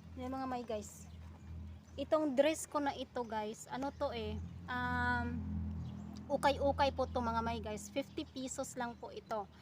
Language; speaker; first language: Filipino; non-native, local second language; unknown